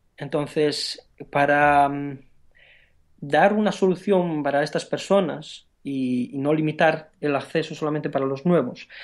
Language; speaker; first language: Spanish; non-native, fluent; Romanian